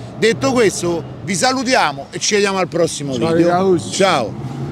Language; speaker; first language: Italian; native; Italian